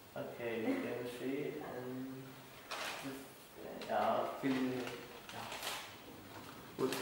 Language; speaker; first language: German; non-native, learner; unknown